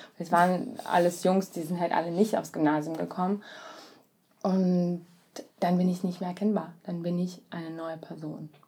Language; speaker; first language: German; early bilingual, other home language; Russian